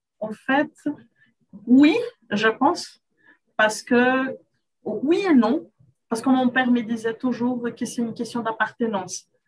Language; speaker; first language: French; non-native, fluent; Portuguese